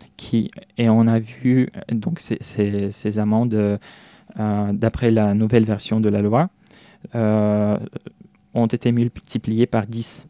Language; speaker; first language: French; non-native, fluent; Russian